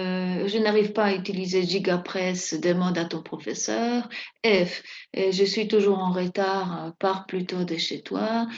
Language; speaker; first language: French; non-native, fluent; Spanish